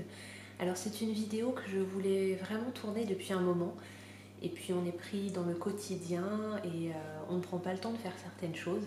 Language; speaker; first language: French; native; French